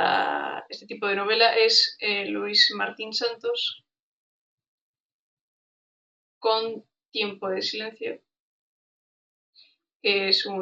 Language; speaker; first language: Spanish; native; Spanish